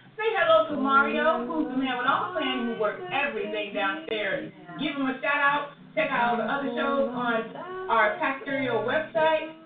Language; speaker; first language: English; non-native, fluent; Spanish